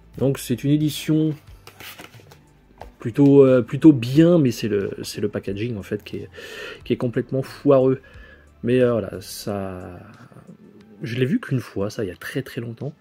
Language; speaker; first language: French; native; French